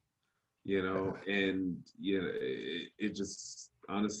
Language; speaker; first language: English; native; English